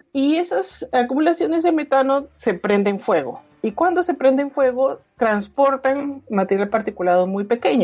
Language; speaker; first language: Spanish; native; Spanish